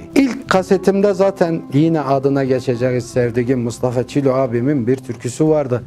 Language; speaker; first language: Turkish; early bilingual, heritage; Turkish